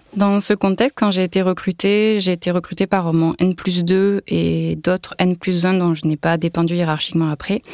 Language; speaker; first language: French; native; French